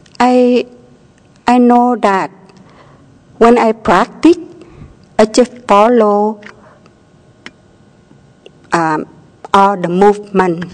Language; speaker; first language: English; non-native, learner; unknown